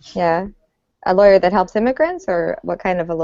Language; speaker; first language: English; native; English